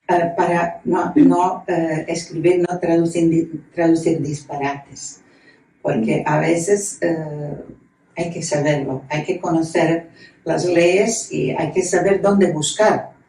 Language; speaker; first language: Spanish; non-native, fluent; Croatian